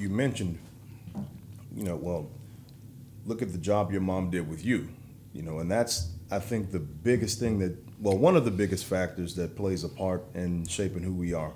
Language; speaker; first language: English; native; English